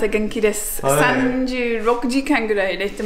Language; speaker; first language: Japanese; non-native, learner; English